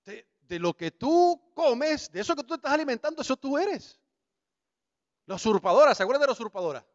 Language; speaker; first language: Spanish; native; Spanish